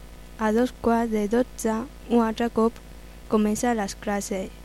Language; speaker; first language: Catalan; non-native, learner; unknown